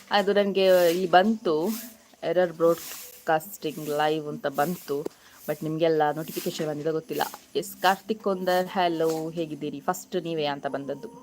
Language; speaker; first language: Kannada; non-native, local second language; Tulu